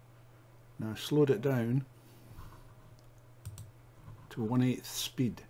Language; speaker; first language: English; native; English